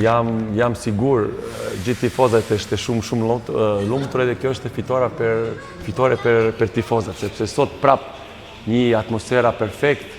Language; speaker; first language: Albanian; non-native, learner; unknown